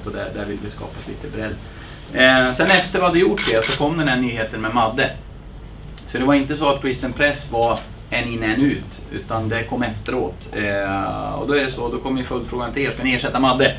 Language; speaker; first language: Swedish; native; Swedish